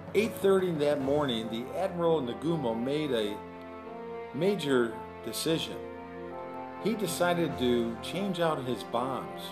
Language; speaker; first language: English; native; English